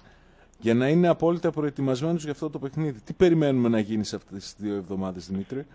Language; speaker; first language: Greek; native; Greek